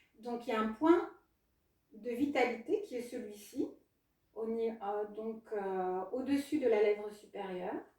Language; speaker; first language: French; non-native, fluent; Spanish